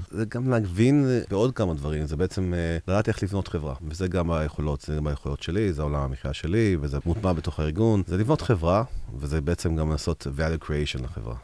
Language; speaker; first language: Hebrew; early bilingual, heritage; Hebrew